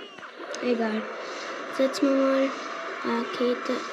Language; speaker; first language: German; non-native, local second language; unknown